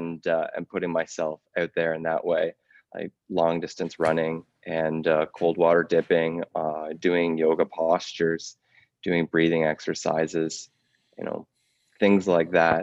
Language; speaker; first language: English; native; English